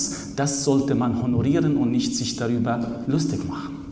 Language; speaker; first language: German; non-native, fluent; Arabic